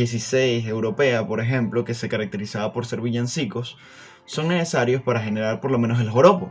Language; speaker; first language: Spanish; native; Spanish